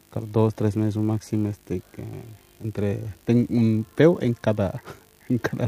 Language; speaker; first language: Catalan; early bilingual, other home language; Wolof